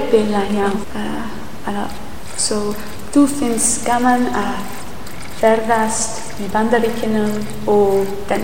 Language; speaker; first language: Icelandic; non-native, learner; English